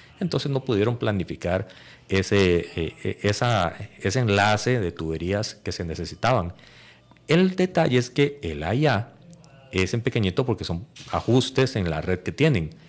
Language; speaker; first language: Spanish; native; Spanish